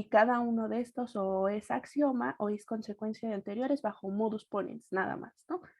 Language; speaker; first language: Spanish; native; Spanish